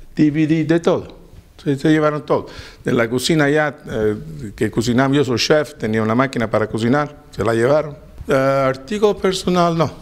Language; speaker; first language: Spanish; non-native, learner; Italian